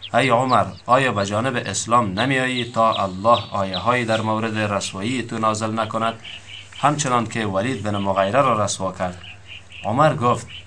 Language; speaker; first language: Persian; native; Persian